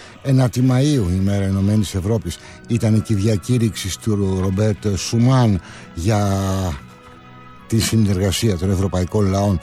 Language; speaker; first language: Greek; native; Greek